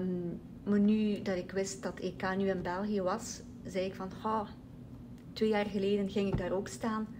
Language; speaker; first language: Dutch; native; Dutch